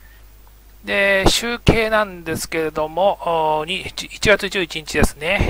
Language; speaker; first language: Japanese; native; Japanese